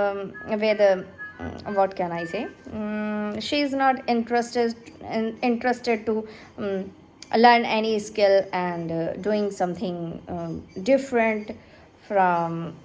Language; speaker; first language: English; non-native, learner; Hindi